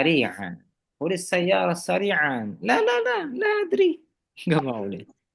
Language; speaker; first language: Arabic; non-native, fluent; Indonesian